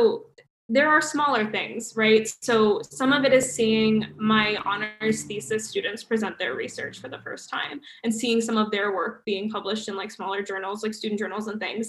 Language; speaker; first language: English; native; English